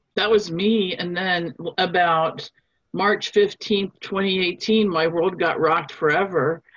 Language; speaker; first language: English; non-native, fluent; German